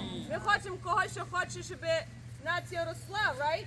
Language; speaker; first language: Ukrainian; early bilingual, heritage; Ukrainian